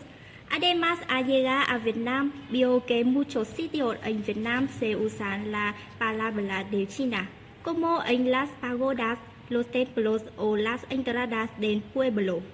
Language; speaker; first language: Spanish; non-native, learner; Vietnamese